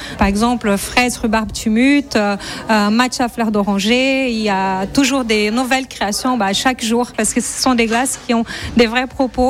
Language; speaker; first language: French; non-native, fluent; Portuguese